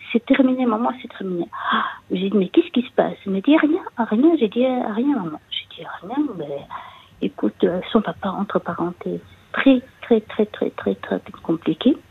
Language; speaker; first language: French; non-native, local second language; Arabic